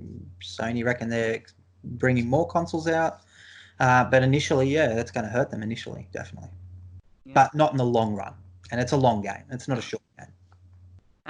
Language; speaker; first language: English; native; English